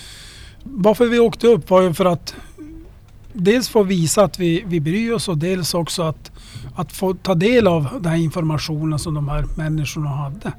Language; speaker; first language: Swedish; native; Swedish